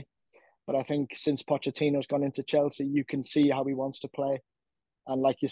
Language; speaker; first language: English; native; English